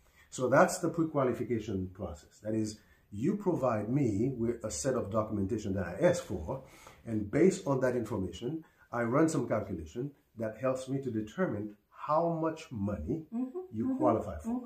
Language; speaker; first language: English; non-native, fluent; Haitian Creole